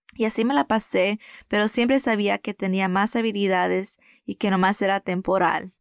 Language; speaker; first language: Spanish; early bilingual, heritage; Spanish